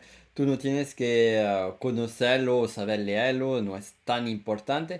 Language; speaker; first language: Spanish; non-native, fluent; French